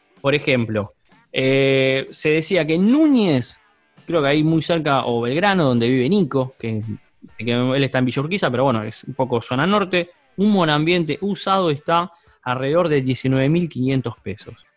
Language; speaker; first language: Spanish; native; Spanish